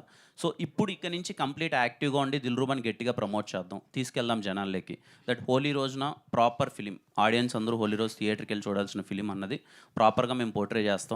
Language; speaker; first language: Telugu; native; Telugu